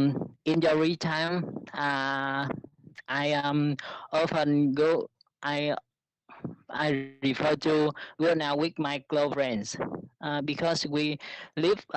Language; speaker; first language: English; non-native, learner; Vietnamese